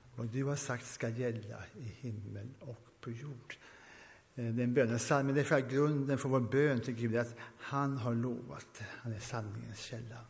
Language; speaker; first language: Swedish; early bilingual, heritage; Swedish